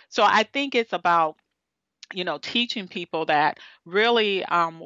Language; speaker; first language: English; native; English